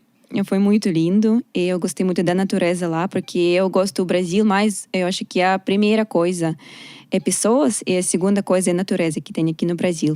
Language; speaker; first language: Portuguese; non-native, learner; Russian